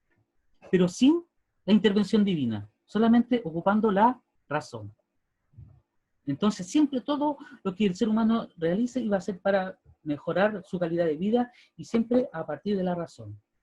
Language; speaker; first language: Spanish; native; Spanish